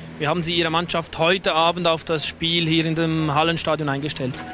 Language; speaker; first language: German; native; German